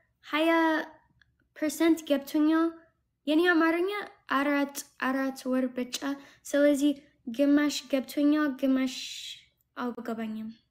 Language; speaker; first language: Amharic; non-native, learner; English